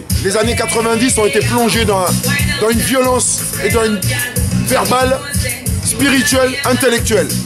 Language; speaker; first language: French; native; French